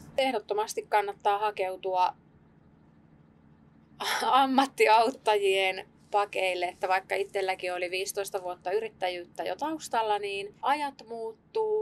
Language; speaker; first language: Finnish; native; Finnish